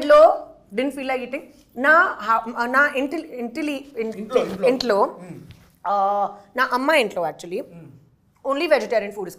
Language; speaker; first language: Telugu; non-native, learner; Hindi